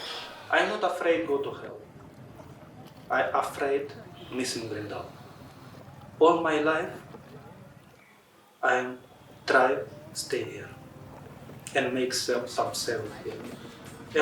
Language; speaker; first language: English; non-native, learner; Russian